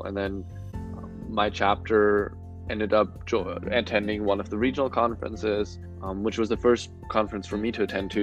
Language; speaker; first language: English; non-native, fluent; German